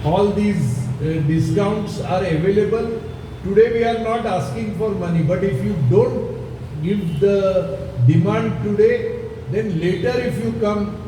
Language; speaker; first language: English; non-native, local second language; Marathi